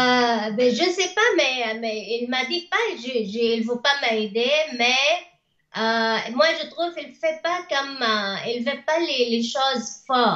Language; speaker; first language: French; non-native, learner; Arabic